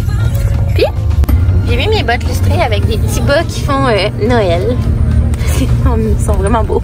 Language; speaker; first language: French; native; French